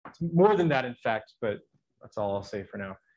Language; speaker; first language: English; native; English